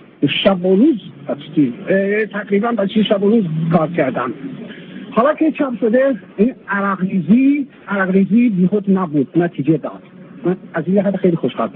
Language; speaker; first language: Persian; non-native, fluent; Chinese